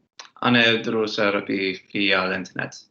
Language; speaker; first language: Arabic; non-native, learner; English